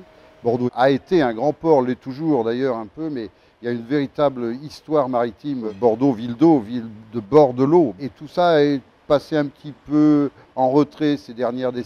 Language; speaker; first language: French; native; French